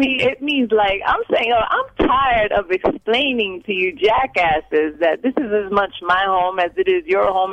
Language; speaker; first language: English; native; English